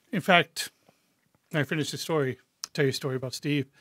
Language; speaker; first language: English; native; English